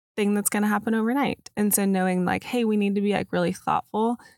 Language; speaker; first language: English; native; English